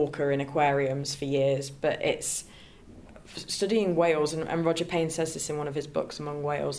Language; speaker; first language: English; native; English